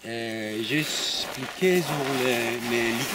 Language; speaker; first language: French; non-native, learner; Spanish